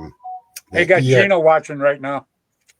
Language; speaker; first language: English; native; English